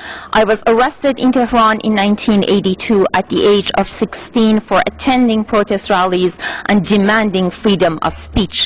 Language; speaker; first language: English; non-native, fluent; Persian